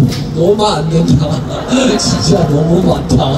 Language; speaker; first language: Korean; non-native, learner; Chinese